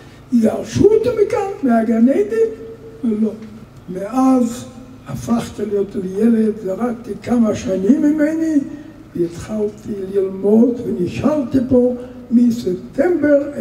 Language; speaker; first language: Hebrew; non-native, fluent; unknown